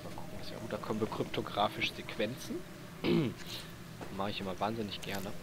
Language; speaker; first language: German; native; German